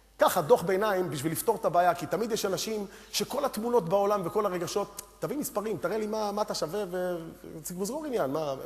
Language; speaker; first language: Hebrew; early bilingual, other home language; Romanian